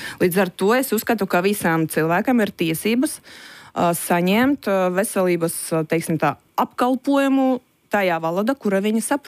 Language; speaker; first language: Latvian; non-native, local second language; Russian